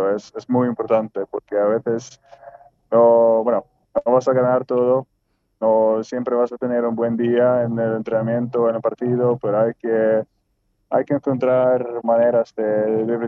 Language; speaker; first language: Spanish; non-native, fluent; Swedish